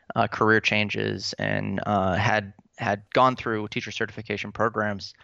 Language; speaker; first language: English; native; English